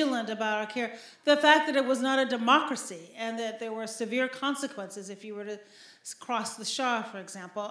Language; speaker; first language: English; native; English